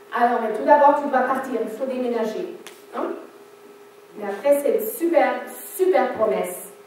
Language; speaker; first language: French; non-native, fluent; German